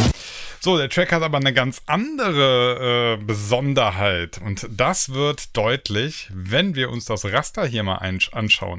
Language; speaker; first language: German; native; German